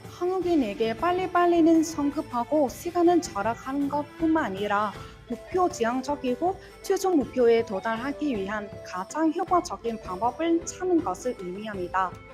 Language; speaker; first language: Korean; non-native, learner; Vietnamese